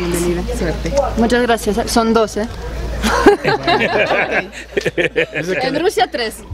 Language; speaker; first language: Spanish; non-native, fluent; Russian